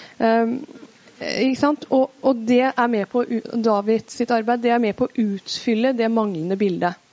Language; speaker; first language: Norwegian; early bilingual, other home language; Persian